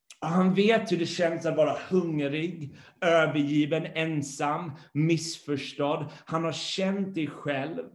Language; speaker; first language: Swedish; non-native, fluent; English